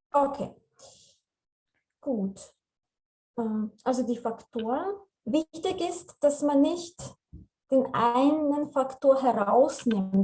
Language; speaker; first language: German; non-native, fluent; Slovenian